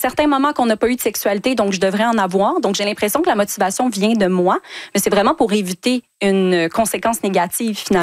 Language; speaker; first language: French; native; French